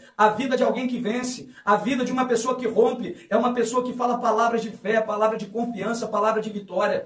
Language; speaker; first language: Portuguese; native; Portuguese